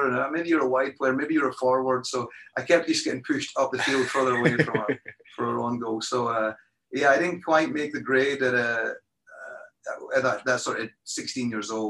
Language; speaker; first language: English; native; English